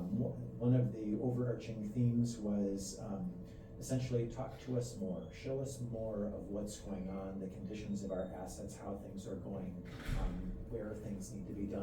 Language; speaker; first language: English; native; English